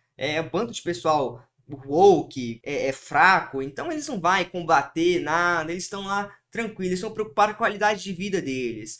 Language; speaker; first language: Portuguese; early bilingual, heritage; Portuguese